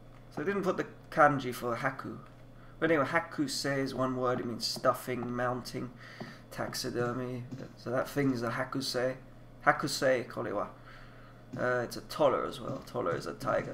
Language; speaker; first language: English; native; English